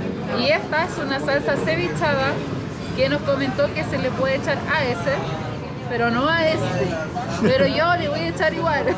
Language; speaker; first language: Spanish; native; Spanish